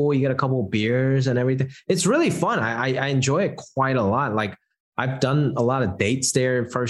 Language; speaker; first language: English; non-native, local second language; Cantonese